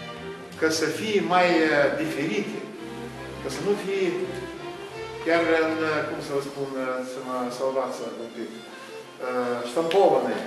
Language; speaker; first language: Romanian; non-native, local second language; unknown